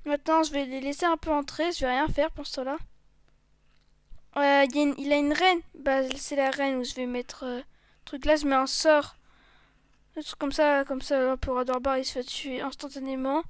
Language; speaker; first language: French; native; French